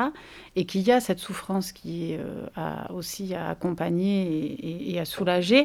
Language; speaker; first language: French; native; French